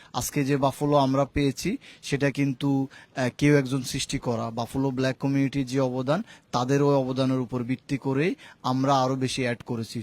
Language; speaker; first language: Bangla; native; Bangla